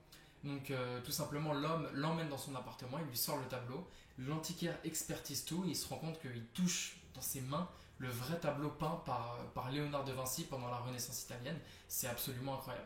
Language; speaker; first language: French; native; French